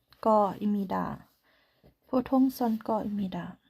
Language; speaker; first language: Korean; non-native, learner; Thai